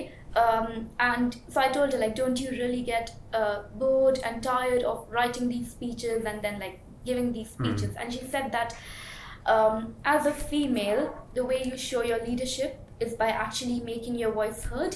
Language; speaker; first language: English; non-native, local second language; Hindi